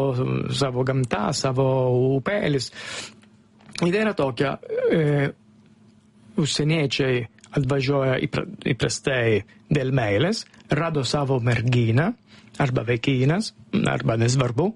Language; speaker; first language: Lithuanian; non-native, learner; Italian